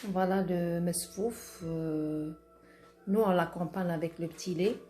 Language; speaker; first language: French; non-native, local second language; Arabic